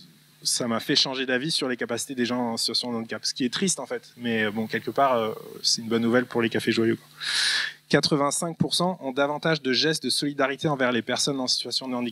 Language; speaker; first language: French; native; French